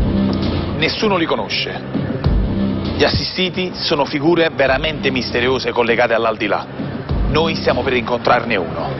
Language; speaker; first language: Italian; native; Italian